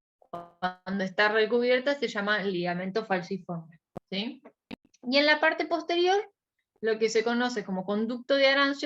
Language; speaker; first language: Spanish; native; Spanish